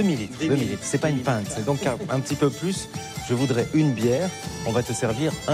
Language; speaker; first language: French; native; French